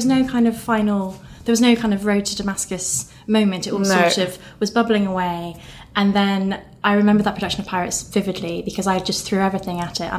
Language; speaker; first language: English; native; English